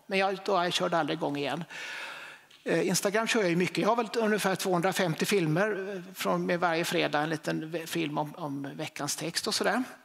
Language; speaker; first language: Swedish; native; Swedish